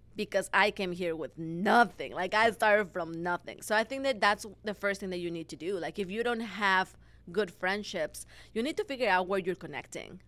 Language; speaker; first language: English; non-native, fluent; Spanish